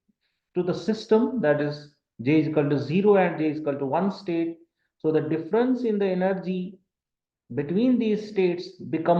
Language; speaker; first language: English; non-native, local second language; Kashmiri